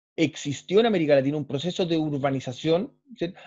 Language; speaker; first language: Spanish; native; Spanish